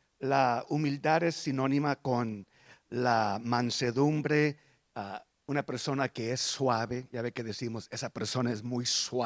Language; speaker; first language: Spanish; early bilingual, heritage; Spanish